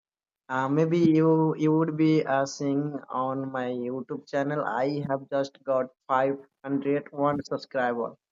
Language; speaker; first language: English; non-native, learner; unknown